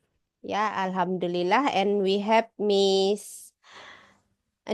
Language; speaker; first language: English; non-native, learner; Indonesian